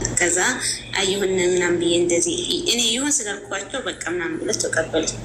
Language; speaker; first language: Amharic; native; Amharic